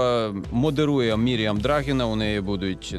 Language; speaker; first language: Ukrainian; native; Ukrainian